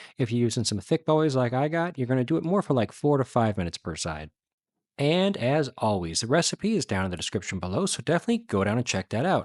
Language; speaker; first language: English; native; English